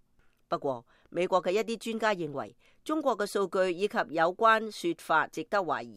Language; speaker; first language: Chinese; native; Chinese